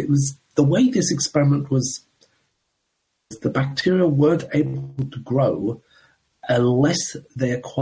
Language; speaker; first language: English; native; English